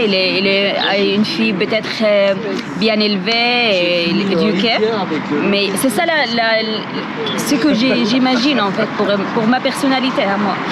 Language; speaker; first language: French; non-native, learner; Arabic